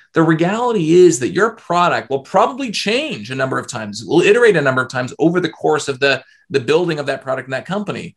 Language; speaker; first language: English; native; English